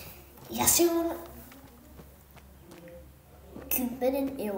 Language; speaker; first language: Finnish; early bilingual, other home language; Russian